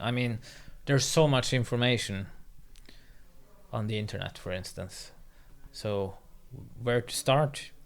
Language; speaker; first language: English; non-native, fluent; Norwegian